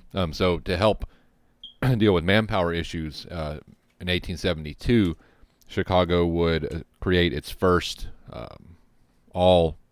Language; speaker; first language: English; native; English